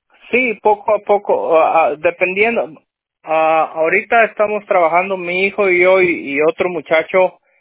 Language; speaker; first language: Spanish; native; Spanish